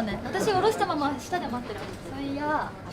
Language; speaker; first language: Japanese; native; Japanese